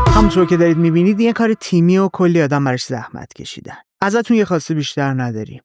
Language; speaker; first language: Persian; native; Persian